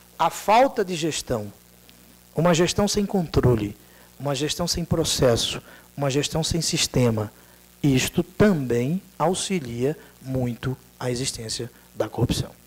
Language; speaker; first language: Portuguese; native; Portuguese